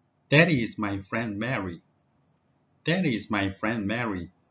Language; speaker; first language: English; non-native, fluent; Korean